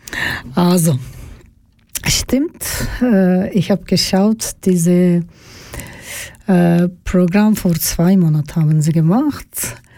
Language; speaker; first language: German; non-native, learner; Georgian